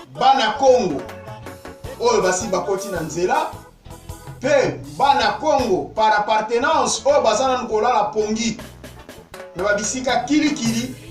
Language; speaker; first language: Lingala; non-native, local second language; Kongo